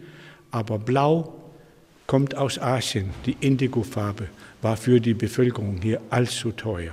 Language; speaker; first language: German; non-native, learner; Danish